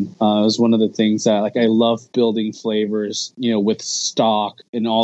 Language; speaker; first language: English; early bilingual, other home language; Filipino